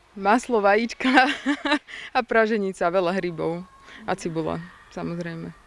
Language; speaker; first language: Slovak; native; Slovak